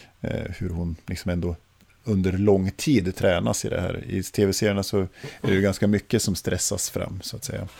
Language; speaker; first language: Swedish; native; Swedish